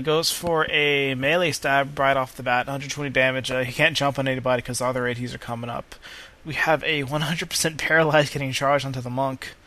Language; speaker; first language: English; native; English